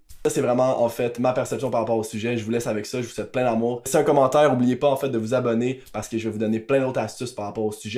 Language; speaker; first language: French; native; French